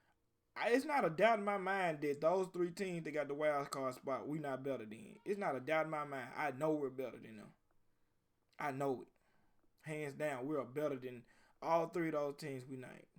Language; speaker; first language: English; native; English